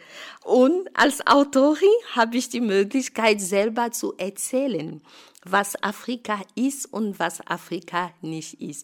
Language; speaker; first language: German; non-native, fluent; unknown